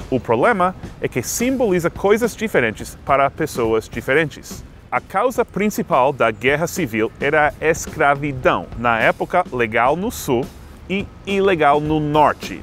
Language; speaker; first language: Portuguese; non-native, fluent; English